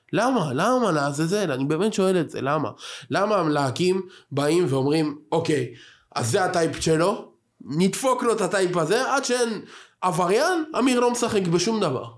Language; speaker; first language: Hebrew; native; Hebrew